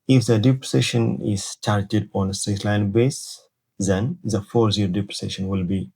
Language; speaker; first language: English; non-native, local second language; Amharic